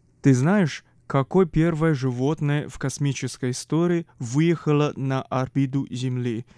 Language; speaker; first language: Russian; non-native, fluent; Chinese